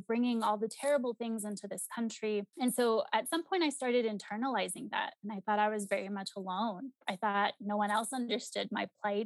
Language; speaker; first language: English; early bilingual, other home language; Spanish